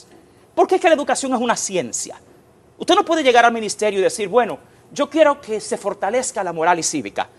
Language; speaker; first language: Spanish; native; Spanish